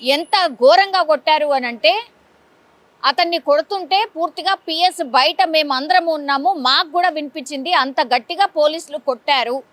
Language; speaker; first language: Telugu; native; Telugu